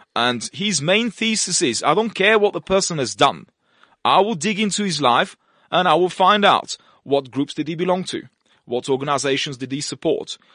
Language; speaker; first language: English; non-native, fluent; Russian